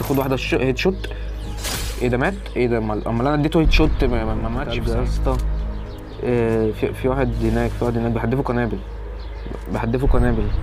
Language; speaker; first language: Arabic; native; Arabic